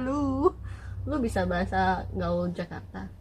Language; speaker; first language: Indonesian; non-native, local second language; Minangkabau